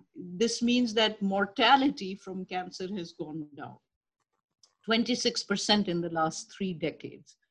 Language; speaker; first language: English; non-native, local second language; Urdu